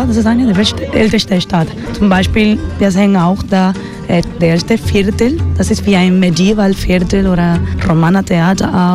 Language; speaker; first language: German; non-native, learner; Spanish